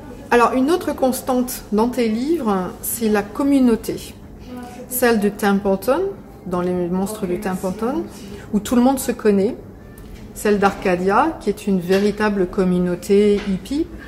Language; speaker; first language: French; native; French